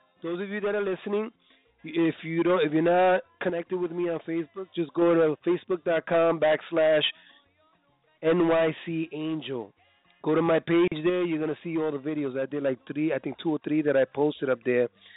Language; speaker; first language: English; early bilingual, other home language; Spanish